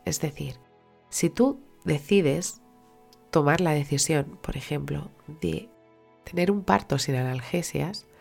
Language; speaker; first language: Spanish; native; Spanish